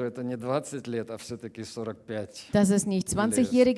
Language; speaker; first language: German; non-native, learner; Russian